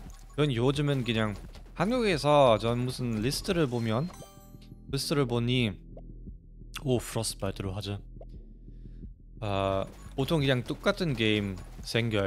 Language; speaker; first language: Korean; non-native, fluent; German